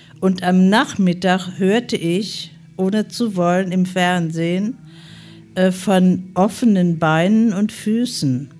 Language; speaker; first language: German; native; German